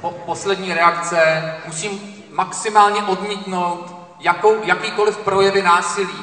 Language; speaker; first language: Czech; native; Czech